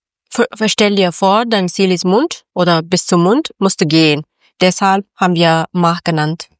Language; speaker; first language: German; non-native, learner; Persian